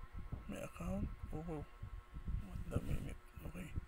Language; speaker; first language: English; non-native, learner; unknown